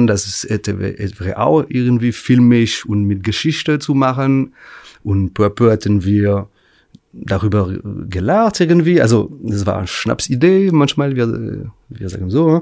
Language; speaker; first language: German; non-native, fluent; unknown